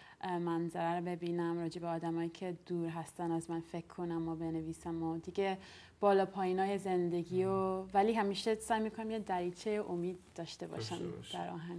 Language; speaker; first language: Persian; early bilingual, heritage; Persian